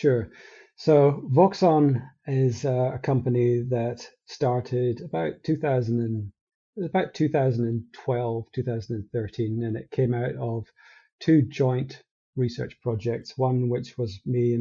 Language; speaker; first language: English; native; English